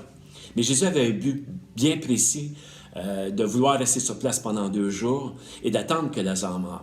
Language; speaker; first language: French; native; French